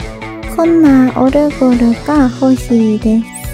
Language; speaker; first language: Japanese; non-native, learner; Korean